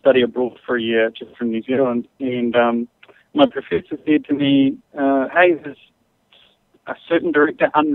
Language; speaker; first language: English; native; English